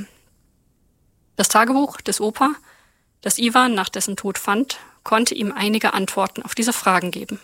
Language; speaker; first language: German; native; German